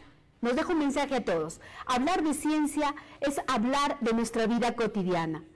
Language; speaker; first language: Spanish; native; Spanish